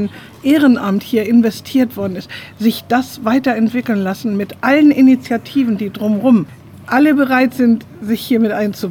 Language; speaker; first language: German; native; German